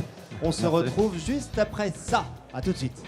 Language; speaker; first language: French; native; French